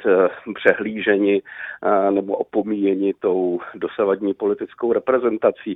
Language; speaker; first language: Czech; native; Czech